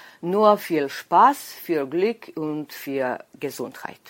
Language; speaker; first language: German; non-native, local second language; Serbian